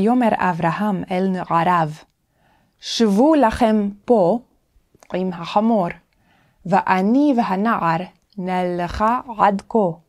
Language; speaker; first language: Hebrew; non-native, fluent; English